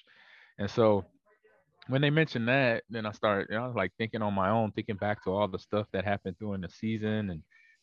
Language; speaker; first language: English; native; English